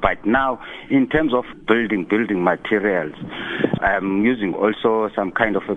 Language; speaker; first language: English; non-native, local second language; Xhosa